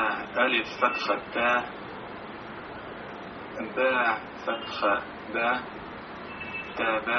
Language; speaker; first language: Arabic; non-native, learner; Russian